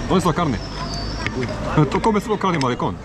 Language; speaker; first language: Spanish; non-native, learner; Arabic